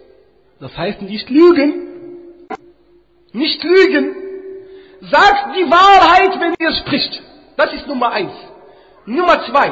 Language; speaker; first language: German; non-native, fluent; Arabic